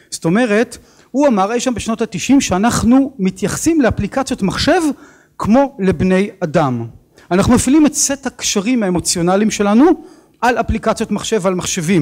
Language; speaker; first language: Hebrew; native; Hebrew